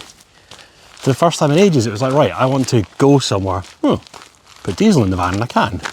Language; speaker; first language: English; native; English